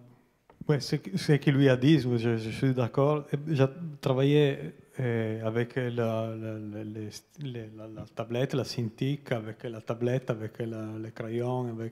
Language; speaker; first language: French; non-native, learner; Italian